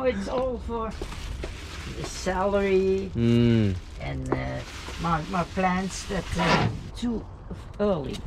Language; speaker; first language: English; non-native, learner; Dutch